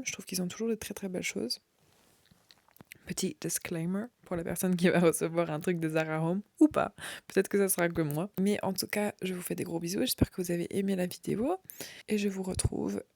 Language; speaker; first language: French; native; French